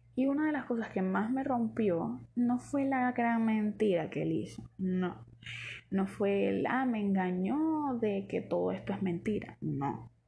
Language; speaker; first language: Spanish; native; Spanish